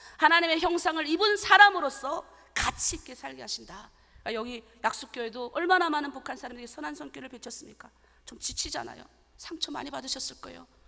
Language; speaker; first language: Korean; native; Korean